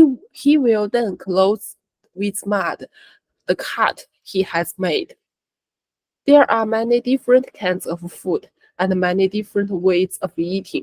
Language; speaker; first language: English; non-native, learner; Chinese